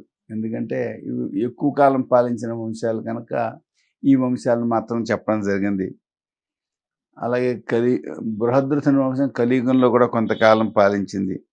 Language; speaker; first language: Telugu; native; Telugu